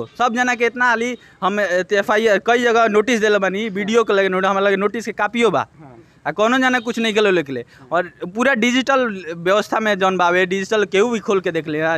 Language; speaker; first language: Bhojpuri; native; Bhojpuri